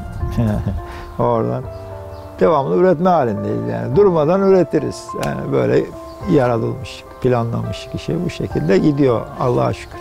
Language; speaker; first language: Turkish; native; Turkish